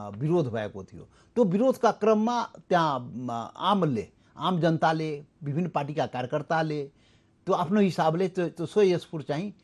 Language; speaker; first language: Nepali; non-native, local second language; Maithili